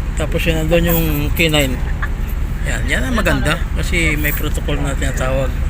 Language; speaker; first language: Filipino; non-native, local second language; Hiligaynon